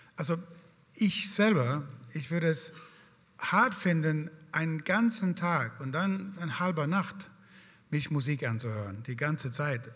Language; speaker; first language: German; non-native, fluent; Swedish